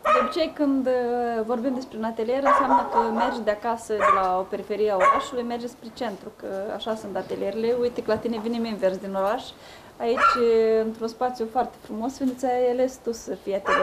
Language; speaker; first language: Romanian; native; Romanian